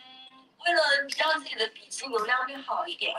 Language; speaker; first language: Chinese; native; Chinese